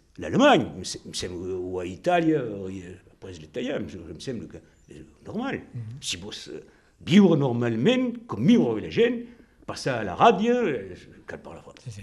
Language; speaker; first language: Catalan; non-native, local second language; French